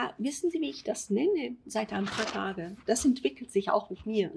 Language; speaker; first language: German; non-native, fluent; Italian